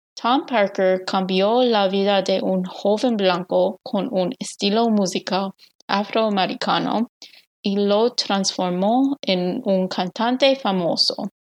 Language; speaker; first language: Spanish; non-native, learner; English